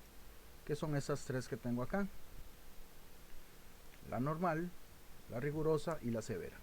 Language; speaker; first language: Spanish; native; Spanish